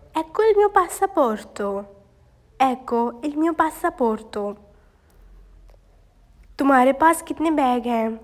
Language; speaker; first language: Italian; non-native, learner; Urdu